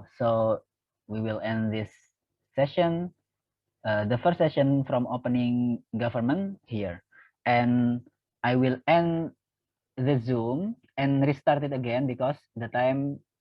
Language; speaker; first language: English; non-native, learner; Indonesian